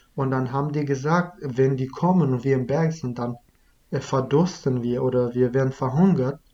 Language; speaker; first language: German; non-native, fluent; Kurdish